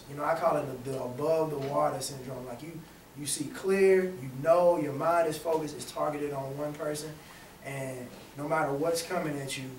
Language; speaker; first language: English; native; English